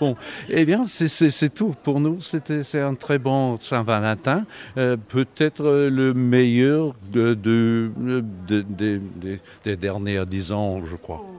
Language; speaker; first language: French; non-native, learner; English